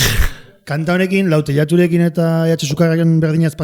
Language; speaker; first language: Basque; native; Basque